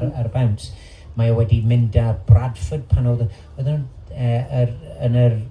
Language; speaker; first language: Welsh; non-native, local second language; English